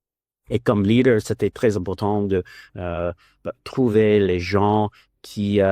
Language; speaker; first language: French; non-native, learner; English